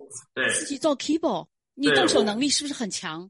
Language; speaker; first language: Chinese; native; Chinese